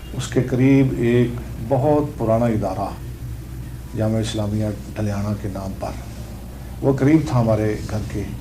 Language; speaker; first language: Urdu; non-native, local second language; Punjabi